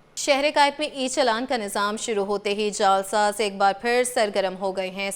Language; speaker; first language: Urdu; native; Urdu